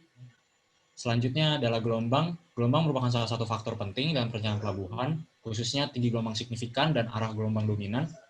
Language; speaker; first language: Indonesian; native; Indonesian